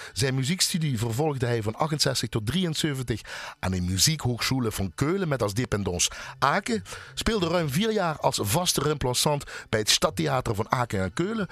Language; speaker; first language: Dutch; native; Dutch